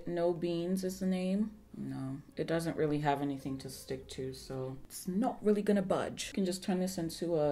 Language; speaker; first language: English; early bilingual, other home language; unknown